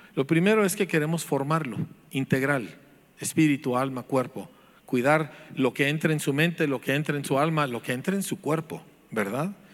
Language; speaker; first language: Spanish; native; Spanish